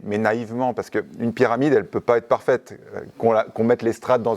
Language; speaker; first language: French; native; French